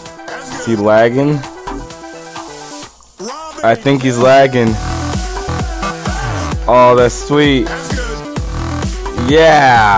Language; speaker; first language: English; native; English